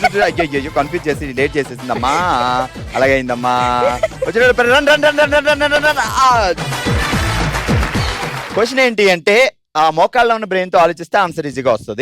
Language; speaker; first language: Telugu; native; Telugu